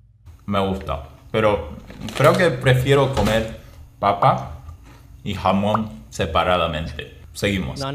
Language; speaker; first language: Spanish; non-native, fluent; Japanese